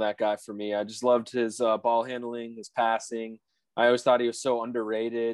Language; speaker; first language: English; native; English